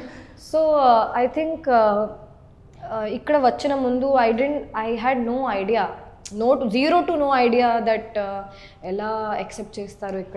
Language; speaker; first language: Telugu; non-native, local second language; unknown